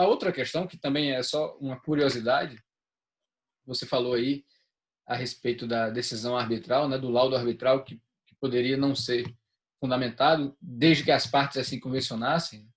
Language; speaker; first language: Portuguese; native; Portuguese